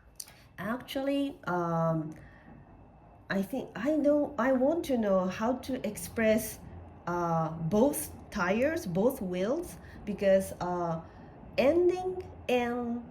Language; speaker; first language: English; non-native, learner; Japanese